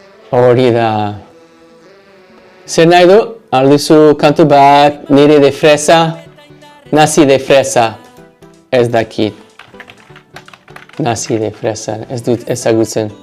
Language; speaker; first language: Basque; non-native, learner; English